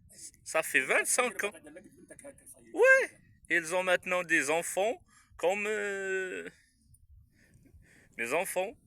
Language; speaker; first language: French; non-native, local second language; Arabic